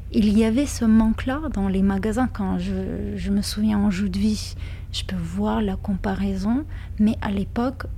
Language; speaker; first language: French; non-native, fluent; Lithuanian